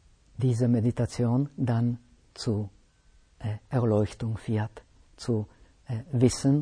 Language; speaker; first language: German; non-native, fluent; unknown